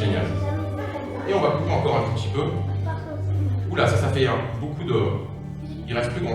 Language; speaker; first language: French; native; French